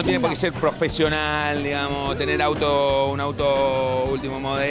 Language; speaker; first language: Spanish; native; Spanish